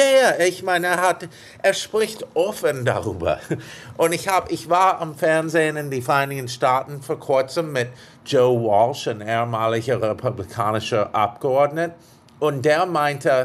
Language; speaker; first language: German; non-native, fluent; English